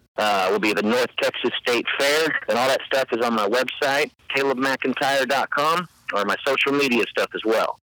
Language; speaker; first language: English; native; English